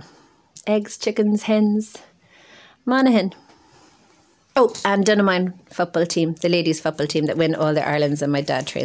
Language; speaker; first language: English; native; English